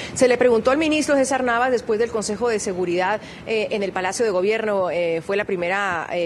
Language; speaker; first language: Spanish; native; Spanish